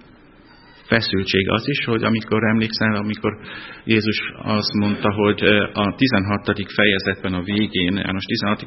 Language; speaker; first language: Hungarian; non-native, fluent; German